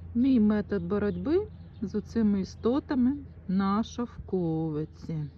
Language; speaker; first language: Ukrainian; native; Ukrainian